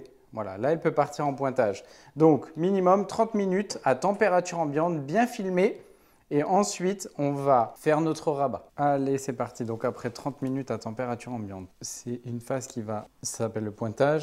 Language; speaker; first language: French; native; French